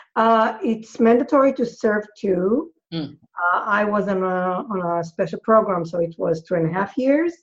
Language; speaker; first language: English; non-native, fluent; Hebrew